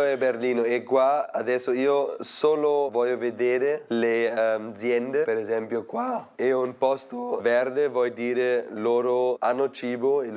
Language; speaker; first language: Italian; non-native, fluent; German